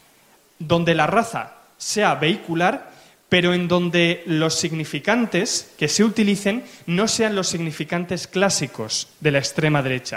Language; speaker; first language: Spanish; native; Spanish